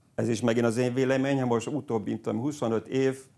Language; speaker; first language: Hungarian; early bilingual, heritage; Portuguese